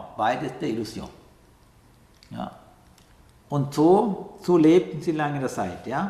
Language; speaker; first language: German; non-native, fluent; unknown